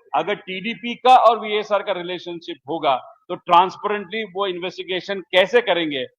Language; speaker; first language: Hindi; non-native, local second language; Marathi